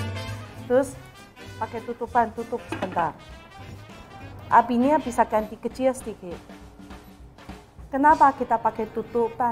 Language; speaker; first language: Indonesian; non-native, fluent; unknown